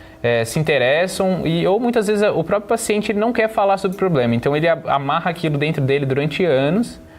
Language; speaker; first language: Portuguese; native; Portuguese